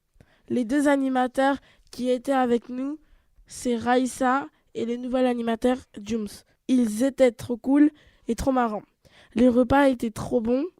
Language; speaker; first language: French; native; French